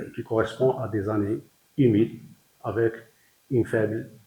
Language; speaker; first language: French; non-native, local second language; Arabic